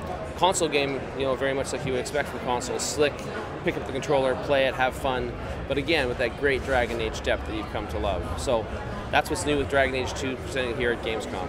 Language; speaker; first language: English; native; English